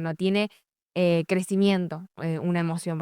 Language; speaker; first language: Spanish; native; Spanish